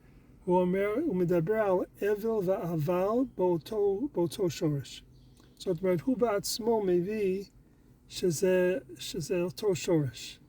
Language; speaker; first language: Hebrew; non-native, fluent; English